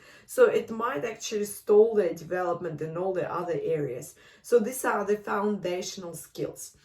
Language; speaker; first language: English; non-native, fluent; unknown